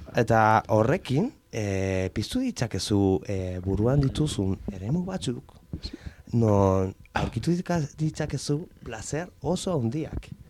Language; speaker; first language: Basque; non-native, local second language; Spanish